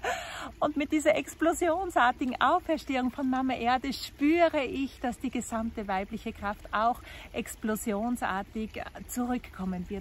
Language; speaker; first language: German; native; German